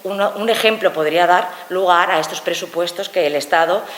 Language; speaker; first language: Spanish; native; Spanish